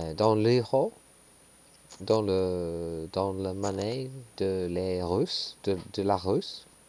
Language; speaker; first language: French; non-native, learner; English